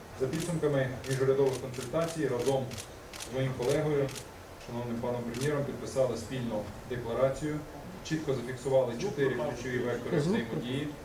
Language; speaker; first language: Ukrainian; native; Ukrainian